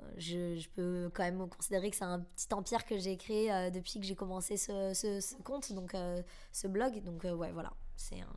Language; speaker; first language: French; native; French